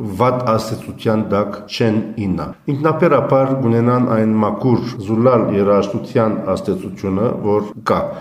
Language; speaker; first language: Armenian; early bilingual, heritage; Armenian